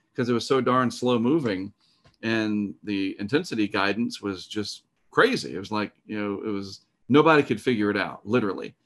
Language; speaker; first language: English; native; English